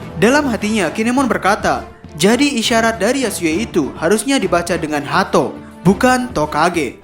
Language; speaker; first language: Indonesian; native; Indonesian